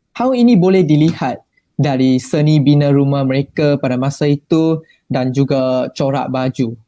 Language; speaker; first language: Malay; non-native, local second language; Chinese